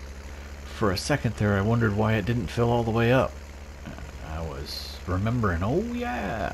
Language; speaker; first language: English; native; English